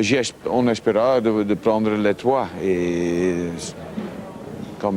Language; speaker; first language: French; non-native, local second language; Dutch